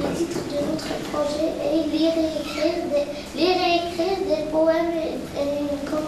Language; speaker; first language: French; non-native, learner; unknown